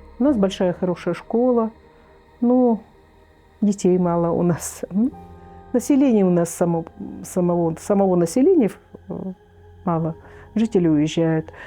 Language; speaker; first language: Russian; native; Russian